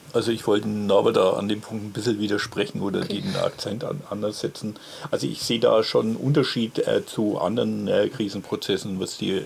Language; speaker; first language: German; native; German